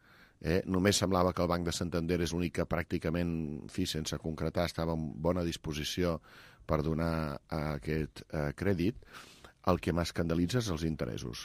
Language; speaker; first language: Catalan; native; Catalan